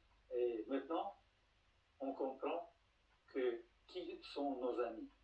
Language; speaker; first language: French; non-native, fluent; Russian